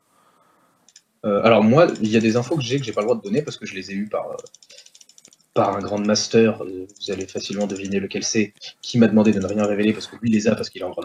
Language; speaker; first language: French; native; French